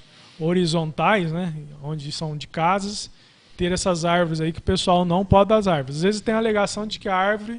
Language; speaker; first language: Portuguese; native; Portuguese